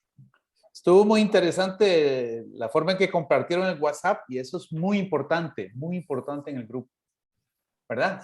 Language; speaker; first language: Spanish; native; Spanish